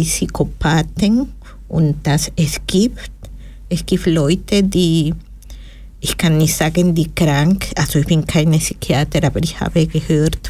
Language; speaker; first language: German; non-native, learner; Spanish